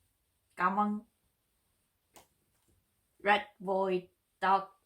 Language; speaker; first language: Vietnamese; non-native, learner; Chinese